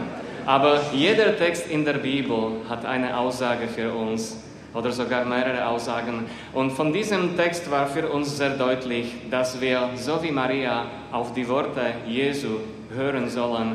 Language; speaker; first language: German; non-native, fluent; Slovak